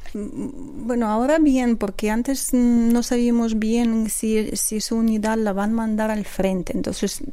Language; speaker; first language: Spanish; non-native, fluent; Ukrainian